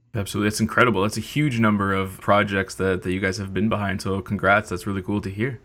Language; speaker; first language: English; native; English